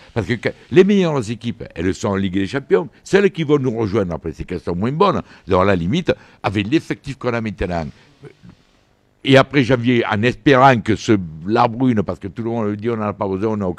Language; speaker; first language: French; native; French